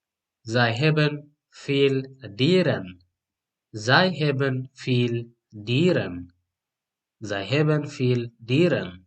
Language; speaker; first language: Dutch; non-native, fluent; Tigrinya